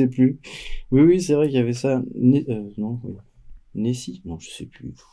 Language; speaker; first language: French; native; French